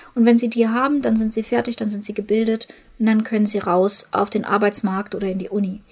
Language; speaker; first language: German; non-native, fluent; Ukrainian